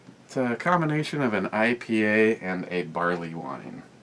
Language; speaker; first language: English; native; English